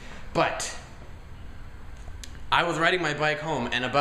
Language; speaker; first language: English; native; English